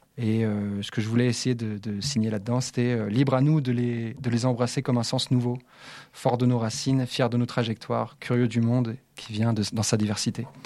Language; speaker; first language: French; native; French